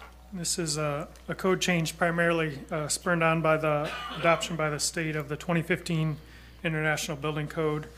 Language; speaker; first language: English; native; English